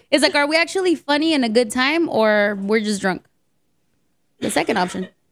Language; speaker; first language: English; early bilingual, other home language; Spanish